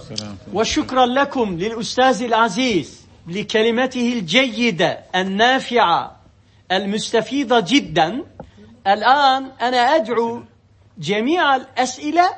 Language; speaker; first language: Arabic; non-native, fluent; Turkish